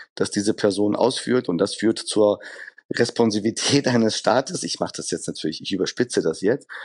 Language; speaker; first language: German; early bilingual, other home language; Persian